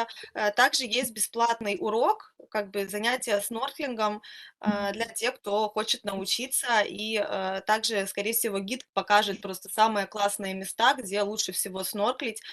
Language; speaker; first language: Russian; native; Russian